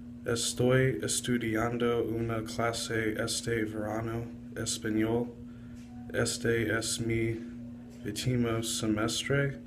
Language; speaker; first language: Spanish; non-native, learner; English